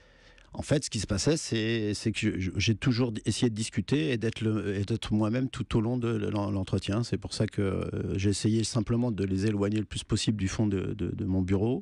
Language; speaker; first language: French; native; French